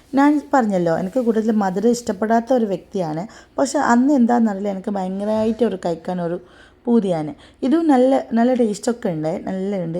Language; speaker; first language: Malayalam; non-native, fluent; Tamil